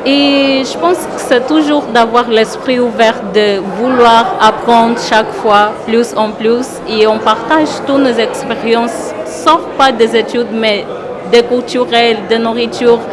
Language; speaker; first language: French; non-native, fluent; Portuguese